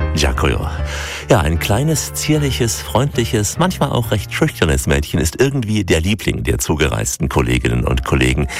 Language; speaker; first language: German; native; German